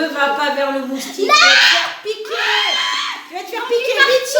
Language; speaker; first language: French; native; French